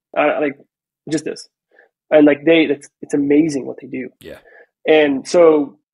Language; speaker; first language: English; native; English